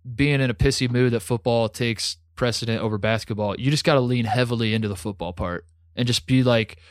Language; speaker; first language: English; native; English